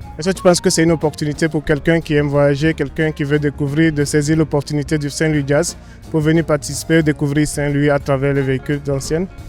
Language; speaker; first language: French; non-native, local second language; Wolof